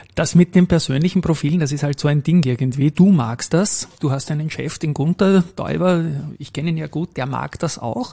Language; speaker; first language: German; native; German